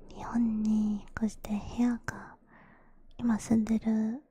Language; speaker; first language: Japanese; non-native, fluent; English